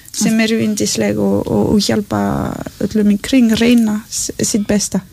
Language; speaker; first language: Icelandic; non-native, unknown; French